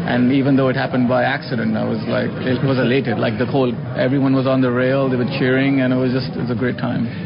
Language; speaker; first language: English; non-native, local second language; Hindi